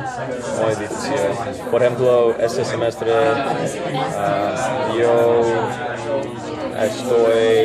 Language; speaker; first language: Spanish; non-native, learner; English